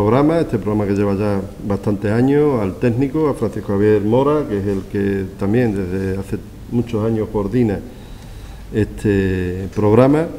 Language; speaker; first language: Spanish; native; Spanish